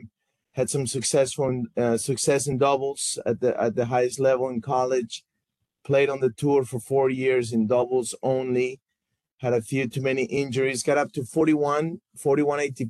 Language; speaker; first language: English; non-native, fluent; Spanish